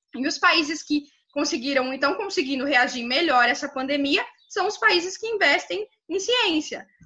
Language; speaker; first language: Portuguese; native; Portuguese